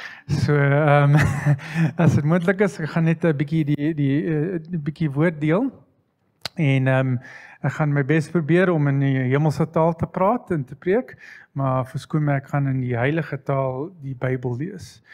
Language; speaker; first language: Afrikaans; non-native, fluent; English